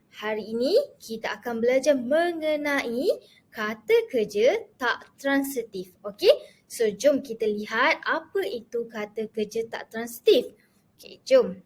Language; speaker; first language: Malay; native; Malay